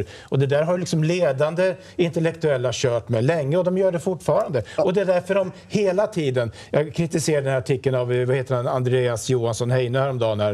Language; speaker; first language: Swedish; native; Swedish